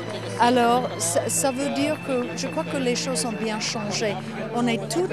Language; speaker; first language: French; non-native, fluent; English